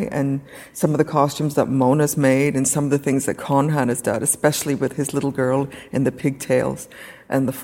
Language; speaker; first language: English; native; English